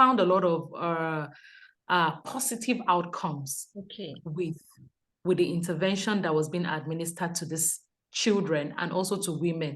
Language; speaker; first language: English; non-native, local second language; Yoruba